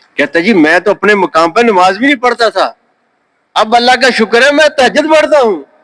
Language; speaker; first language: Urdu; native; Urdu